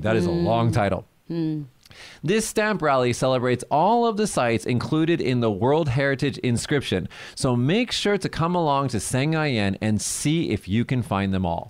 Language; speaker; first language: English; early bilingual, other home language; Japanese